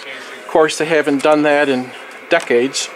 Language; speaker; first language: English; native; English